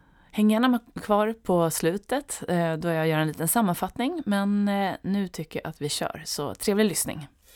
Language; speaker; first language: Swedish; native; Swedish